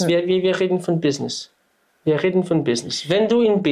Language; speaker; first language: German; non-native, fluent; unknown